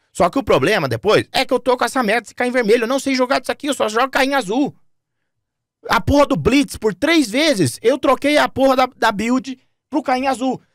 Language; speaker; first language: Portuguese; native; Portuguese